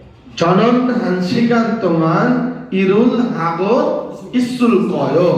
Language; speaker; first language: Korean; non-native, learner; Bangla